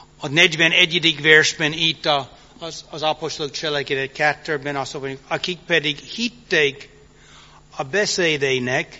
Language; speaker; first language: Hungarian; early bilingual, heritage; English